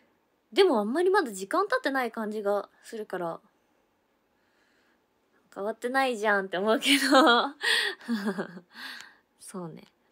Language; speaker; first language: Japanese; native; Japanese